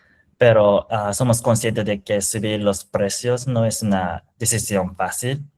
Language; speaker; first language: Spanish; non-native, fluent; Japanese